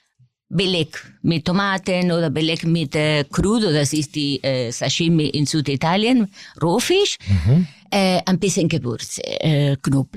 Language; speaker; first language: German; non-native, fluent; Spanish